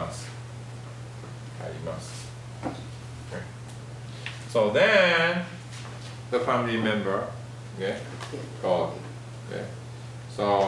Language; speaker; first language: English; non-native, fluent; Japanese